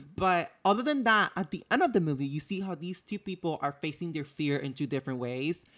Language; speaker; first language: English; non-native, fluent; Spanish